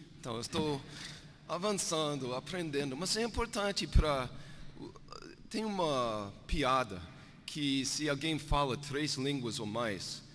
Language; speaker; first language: Portuguese; non-native, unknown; English